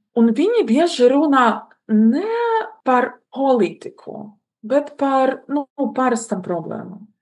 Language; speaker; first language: Latvian; non-native, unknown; Russian